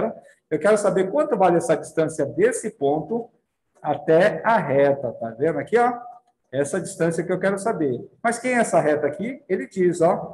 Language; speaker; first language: Portuguese; native; Portuguese